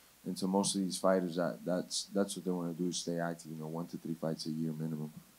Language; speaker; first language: English; early bilingual, other home language; Spanish